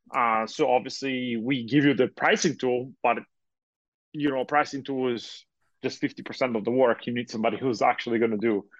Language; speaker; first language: English; non-native, fluent; Italian